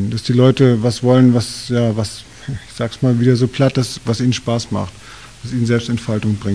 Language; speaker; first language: German; native; German